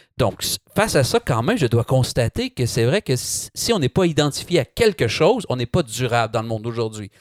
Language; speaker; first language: French; native; French